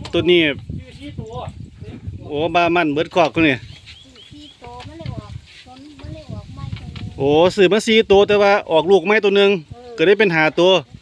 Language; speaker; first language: Thai; native; Thai